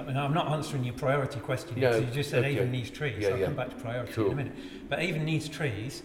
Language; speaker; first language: English; native; English